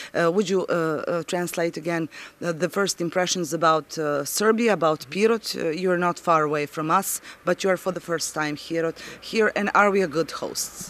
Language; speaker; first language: English; non-native, fluent; Serbian